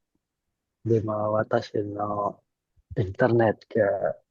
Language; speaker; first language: Japanese; non-native, learner; Indonesian